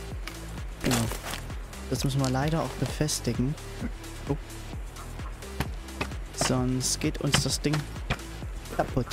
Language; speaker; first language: German; native; German